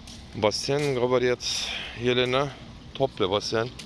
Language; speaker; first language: Russian; non-native, learner; Turkish